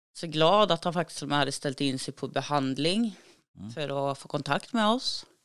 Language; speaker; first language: Swedish; native; Swedish